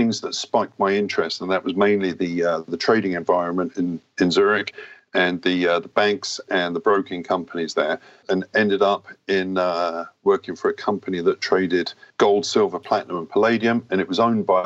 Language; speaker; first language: English; native; English